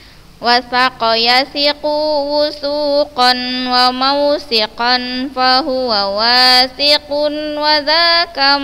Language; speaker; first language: Arabic; non-native, fluent; Indonesian